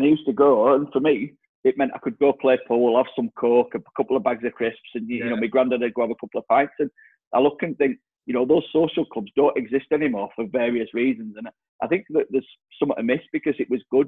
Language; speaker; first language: English; native; English